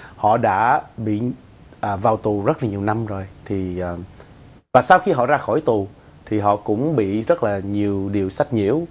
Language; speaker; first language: Vietnamese; early bilingual, other home language; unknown